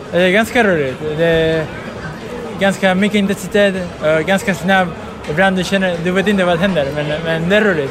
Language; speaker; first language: Swedish; non-native, learner; Spanish